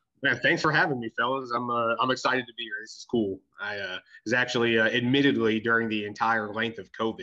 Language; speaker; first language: English; native; English